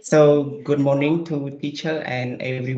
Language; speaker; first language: English; non-native, fluent; Khmer